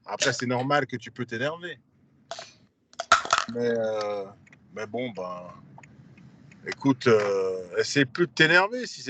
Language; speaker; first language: French; native; French